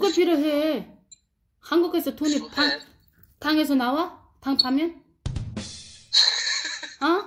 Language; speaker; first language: Korean; non-native, fluent; Uzbek